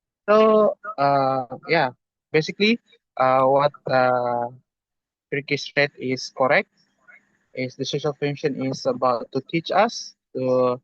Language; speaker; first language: English; non-native, learner; Indonesian